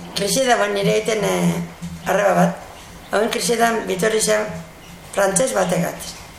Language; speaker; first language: Basque; native; Basque